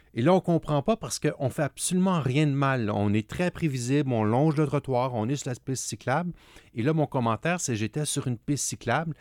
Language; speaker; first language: French; native; French